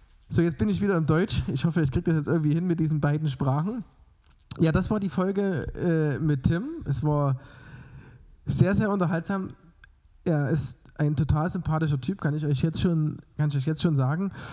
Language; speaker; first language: German; native; German